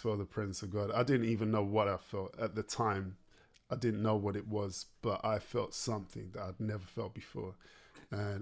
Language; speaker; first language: English; native; English